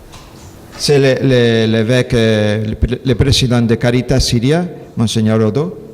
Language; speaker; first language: French; non-native, learner; Spanish